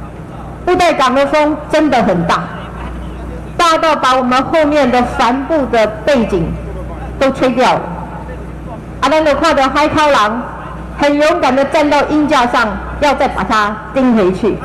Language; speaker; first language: Chinese; native; Chinese